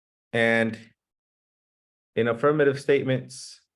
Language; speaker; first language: English; early bilingual, other home language; Spanish